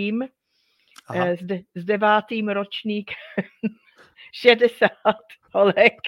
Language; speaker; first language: Czech; non-native, fluent; English